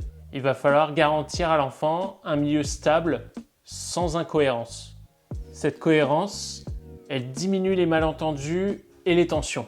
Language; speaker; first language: French; native; French